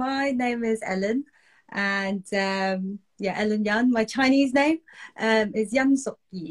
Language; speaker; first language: English; native; English